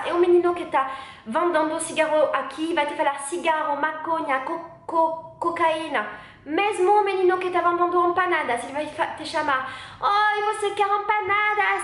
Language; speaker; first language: Portuguese; non-native, learner; French